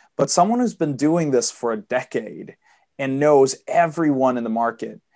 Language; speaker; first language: English; early bilingual, heritage; Swedish